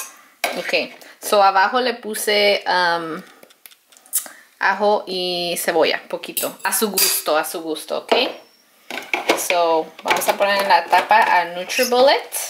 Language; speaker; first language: Spanish; early bilingual, heritage; Spanish